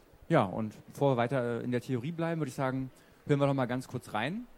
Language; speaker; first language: German; native; German